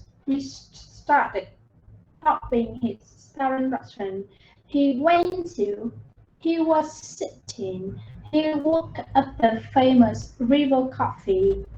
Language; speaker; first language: English; non-native, fluent; Vietnamese